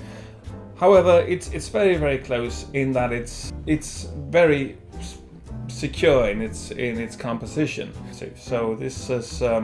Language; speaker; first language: English; non-native, fluent; Danish